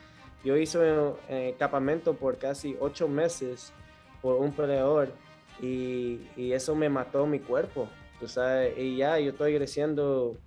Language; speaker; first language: Spanish; early bilingual, heritage; Spanish